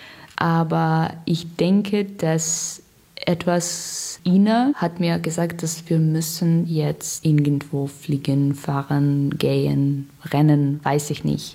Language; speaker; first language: German; non-native, learner; Russian